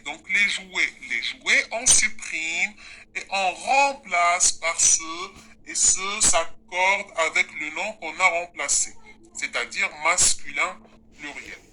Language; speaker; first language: French; non-native, local second language; Arabic